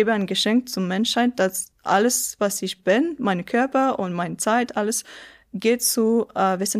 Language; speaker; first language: German; non-native, local second language; French